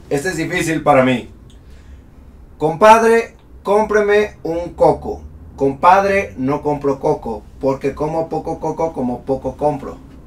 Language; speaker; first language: Spanish; native; Spanish